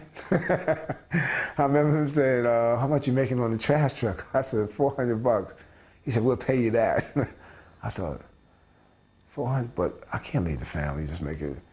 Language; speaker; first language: English; native; English